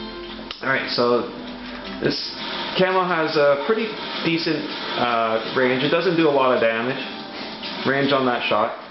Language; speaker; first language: English; native; English